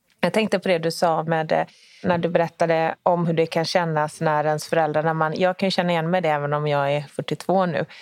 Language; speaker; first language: Swedish; native; Swedish